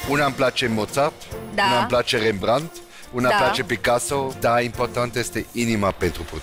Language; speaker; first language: Romanian; non-native, learner; German